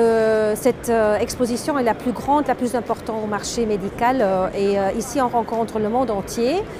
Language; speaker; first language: French; non-native, fluent; German